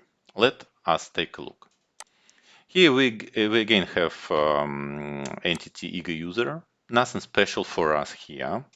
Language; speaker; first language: English; non-native, fluent; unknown